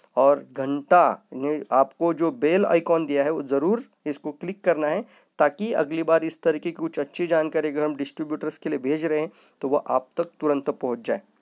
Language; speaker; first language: Hindi; non-native, local second language; Marathi